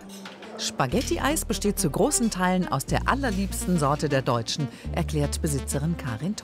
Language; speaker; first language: German; native; German